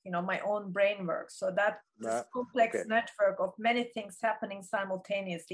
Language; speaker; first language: English; non-native, fluent; Turkish